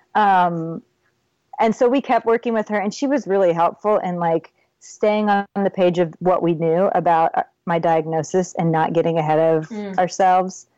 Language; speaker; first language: English; native; English